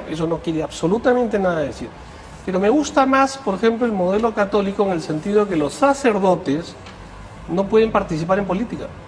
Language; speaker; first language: Spanish; native; Spanish